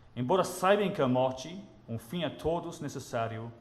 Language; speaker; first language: Portuguese; non-native, fluent; English